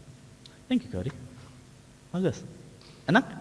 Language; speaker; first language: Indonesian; non-native, fluent; English